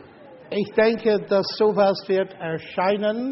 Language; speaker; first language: German; non-native, fluent; English